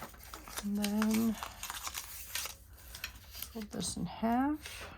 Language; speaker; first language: English; native; English